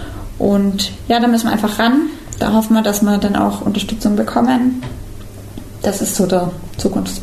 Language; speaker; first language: German; native; German